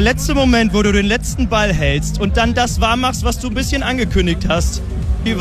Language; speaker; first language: German; native; German